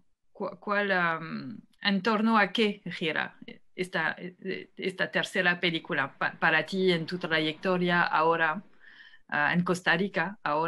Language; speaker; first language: Spanish; non-native, fluent; French